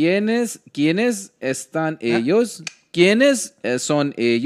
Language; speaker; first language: Spanish; non-native, learner; Hindi